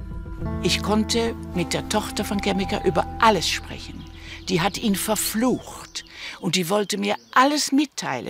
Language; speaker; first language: German; early bilingual, heritage; German